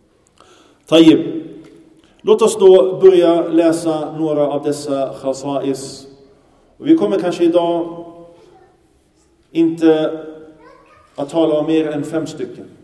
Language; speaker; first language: Swedish; early bilingual, other home language; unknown